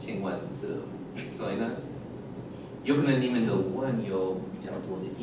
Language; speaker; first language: Chinese; non-native, learner; English